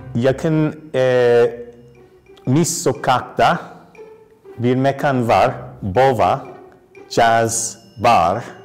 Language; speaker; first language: Turkish; non-native, learner; English